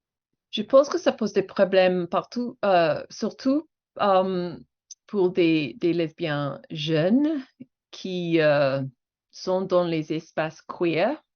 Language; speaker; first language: French; non-native, fluent; English